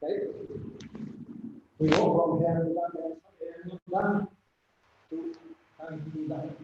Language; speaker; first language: English; non-native, learner; Italian